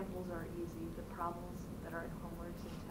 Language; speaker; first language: English; native; English